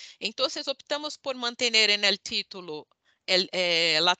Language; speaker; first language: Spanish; non-native, learner; Portuguese